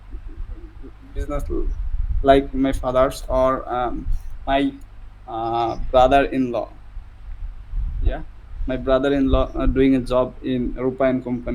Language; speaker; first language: English; non-native, learner; Bangla